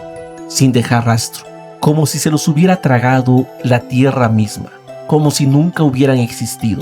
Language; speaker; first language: Spanish; native; Spanish